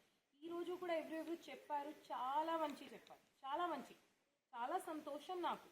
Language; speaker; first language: Telugu; non-native, learner; Hindi